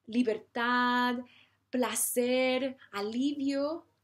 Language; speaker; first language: Spanish; non-native, fluent; English